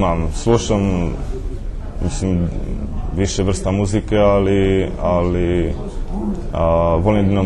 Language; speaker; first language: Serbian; non-native, fluent; Czech